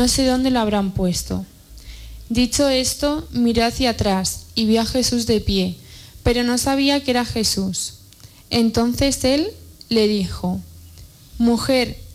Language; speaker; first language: Spanish; native; Spanish